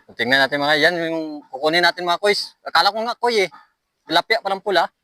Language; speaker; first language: Filipino; non-native, local second language; Aklanon